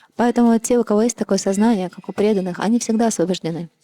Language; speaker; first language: Russian; native; Russian